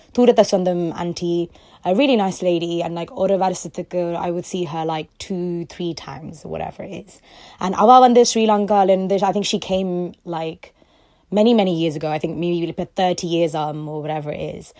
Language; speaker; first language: English; early bilingual, other home language; Tamil